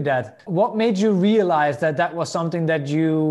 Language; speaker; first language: English; non-native, fluent; Dutch